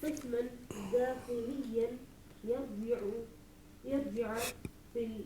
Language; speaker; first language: Arabic; non-native, learner; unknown